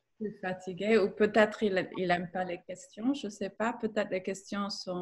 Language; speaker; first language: French; non-native, fluent; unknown